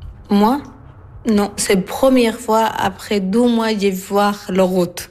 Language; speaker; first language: French; non-native, learner; Arabic